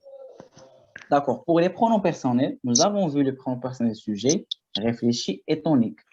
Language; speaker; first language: French; non-native, fluent; Arabic